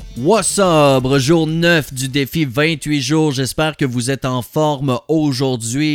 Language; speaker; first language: French; native; French